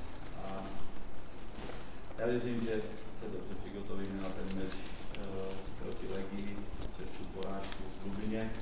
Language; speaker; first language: Polish; non-native, learner; Czech